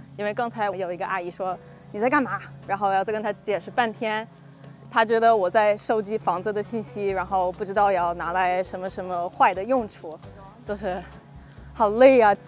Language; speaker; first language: Chinese; non-native, fluent; English